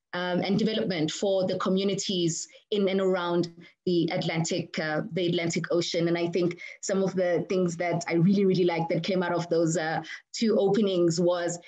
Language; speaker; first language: English; non-native, local second language; Zulu